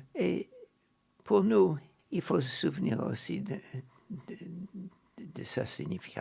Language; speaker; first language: French; non-native, fluent; English